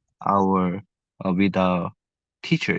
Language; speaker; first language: English; non-native, learner; Korean